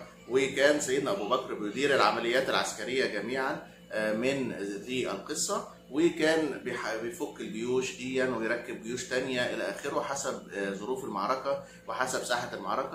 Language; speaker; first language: Arabic; native; Arabic